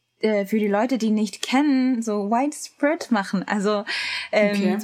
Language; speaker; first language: German; non-native, learner; Japanese